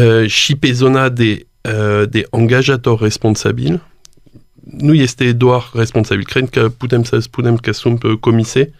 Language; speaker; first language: Romanian; non-native, learner; French